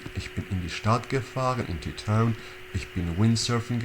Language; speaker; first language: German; non-native, fluent; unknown